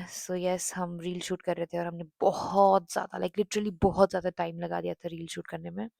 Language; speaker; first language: Hindi; non-native, local second language; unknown